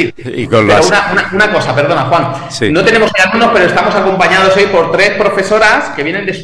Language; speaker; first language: Spanish; native; Spanish